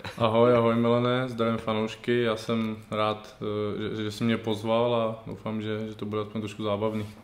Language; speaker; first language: Czech; native; Czech